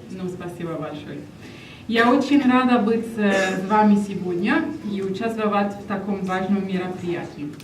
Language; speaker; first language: Russian; non-native, learner; Italian